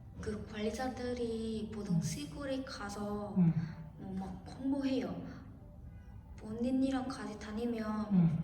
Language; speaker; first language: Korean; non-native, fluent; Vietnamese